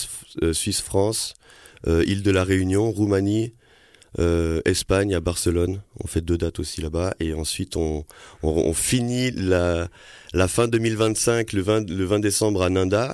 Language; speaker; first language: French; native; French